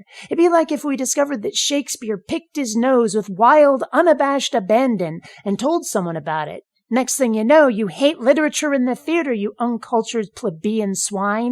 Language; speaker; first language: English; native; English